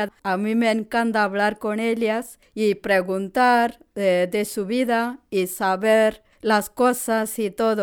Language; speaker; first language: Spanish; non-native, learner; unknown